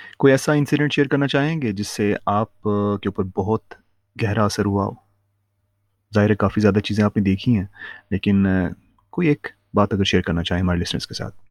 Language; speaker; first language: Urdu; native; Urdu